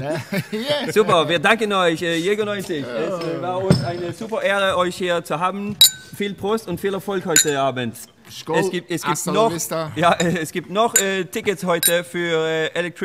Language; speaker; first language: German; non-native, learner; Swedish